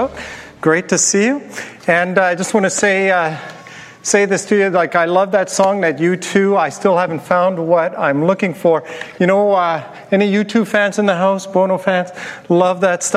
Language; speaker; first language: English; native; English